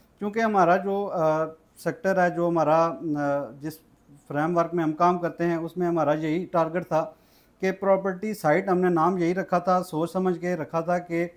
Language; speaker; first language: Urdu; non-native, local second language; Punjabi